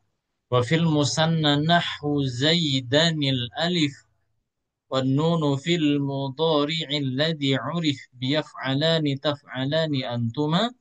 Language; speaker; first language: Arabic; non-native, learner; Indonesian